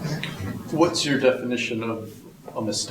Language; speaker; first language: English; native; English